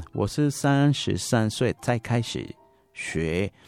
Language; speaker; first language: Chinese; non-native, fluent; Spanish